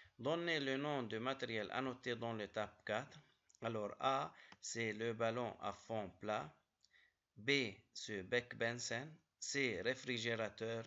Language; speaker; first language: French; non-native, local second language; Arabic